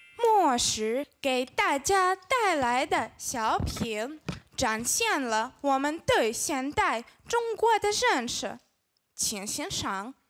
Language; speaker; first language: Chinese; non-native, learner; Russian